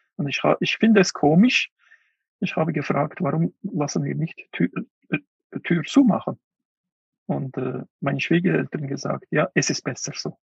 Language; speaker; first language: German; non-native, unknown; Uyghur